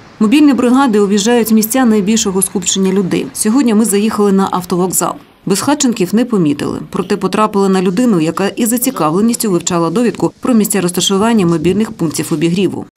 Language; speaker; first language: Ukrainian; native; Ukrainian